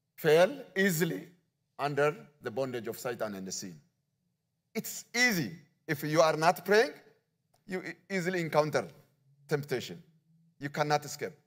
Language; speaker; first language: English; non-native, learner; Amharic